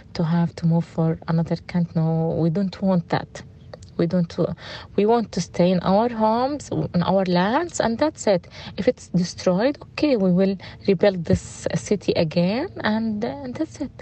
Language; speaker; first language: English; non-native, fluent; Arabic